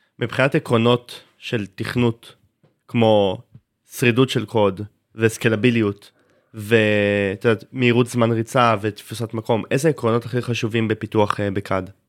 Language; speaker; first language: Hebrew; native; Hebrew